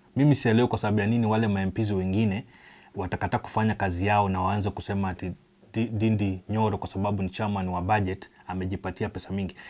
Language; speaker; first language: Swahili; non-native, local second language; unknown